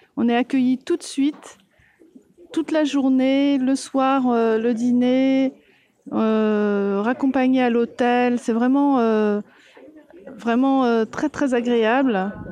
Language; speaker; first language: French; native; French